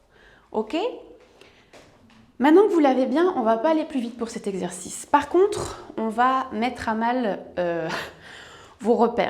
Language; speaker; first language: French; native; French